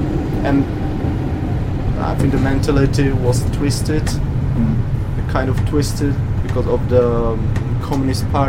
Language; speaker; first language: English; non-native, fluent; Czech